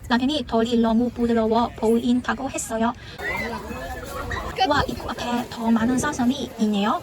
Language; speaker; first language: Korean; non-native, learner; Cantonese